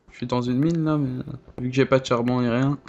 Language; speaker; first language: French; native; French